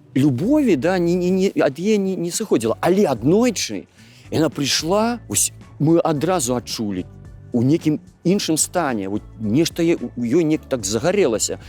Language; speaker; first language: Belarusian; non-native, local second language; Russian